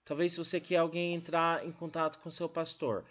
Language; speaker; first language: Portuguese; non-native, learner; English